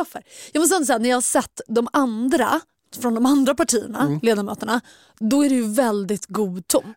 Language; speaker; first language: Swedish; native; Swedish